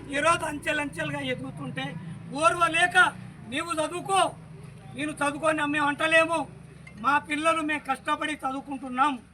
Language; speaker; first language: Telugu; non-native, local second language; Lambadi